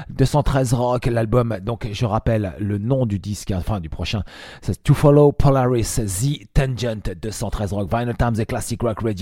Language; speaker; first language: French; native; French